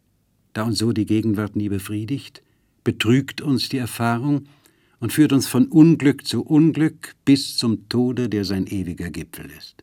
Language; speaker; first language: German; native; German